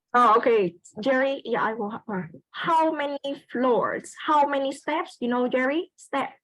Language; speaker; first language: English; non-native, fluent; Vietnamese